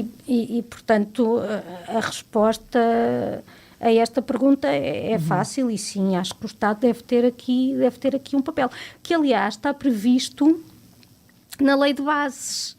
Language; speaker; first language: Portuguese; native; Portuguese